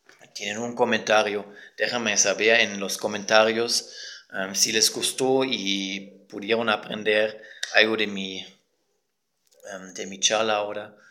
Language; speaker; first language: Spanish; non-native, fluent; German